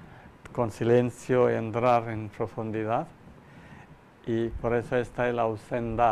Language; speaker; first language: Spanish; non-native, learner; Malayalam